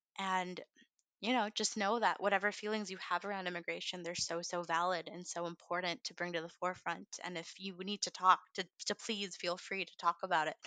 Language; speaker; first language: English; early bilingual, other home language; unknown